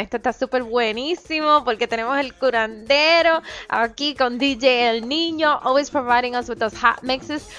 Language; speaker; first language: Spanish; early bilingual, heritage; Spanish